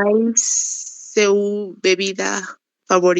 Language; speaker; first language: Portuguese; non-native, learner; Spanish